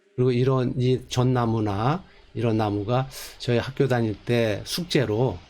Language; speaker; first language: Korean; native; Korean